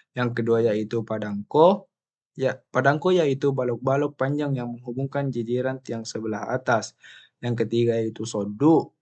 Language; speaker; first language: Indonesian; non-native, local second language; Buginese